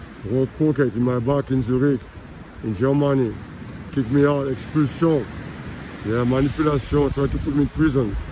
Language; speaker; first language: English; non-native, learner; French